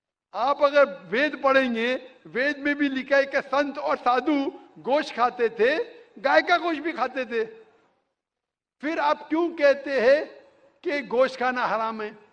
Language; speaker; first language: Hindi; native; Hindi